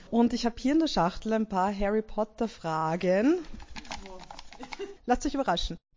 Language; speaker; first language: German; native; German